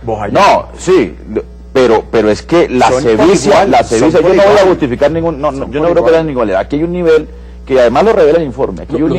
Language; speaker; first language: Spanish; native; Spanish